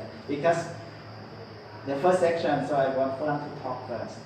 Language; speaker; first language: English; non-native, learner; Lao